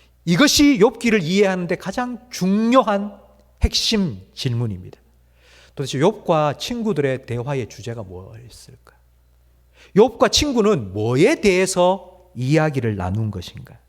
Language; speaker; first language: Korean; native; Korean